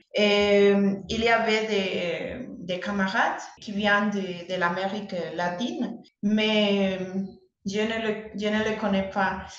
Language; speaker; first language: French; non-native, fluent; Spanish